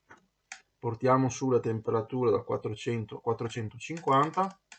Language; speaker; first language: Italian; native; Italian